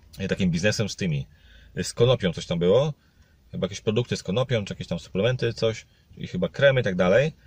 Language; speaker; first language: Polish; native; Polish